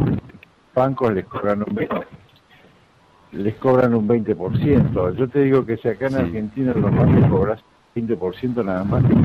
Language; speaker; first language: Spanish; native; Spanish